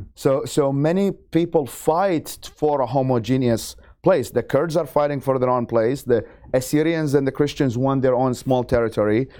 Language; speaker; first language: English; non-native, fluent; Arabic